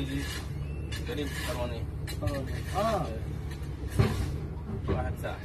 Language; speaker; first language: Arabic; non-native, learner; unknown